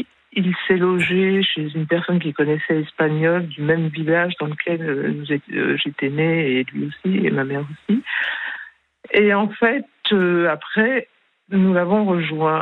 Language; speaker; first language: French; early bilingual, other home language; Spanish